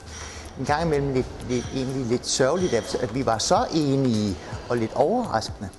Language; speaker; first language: Danish; native; Danish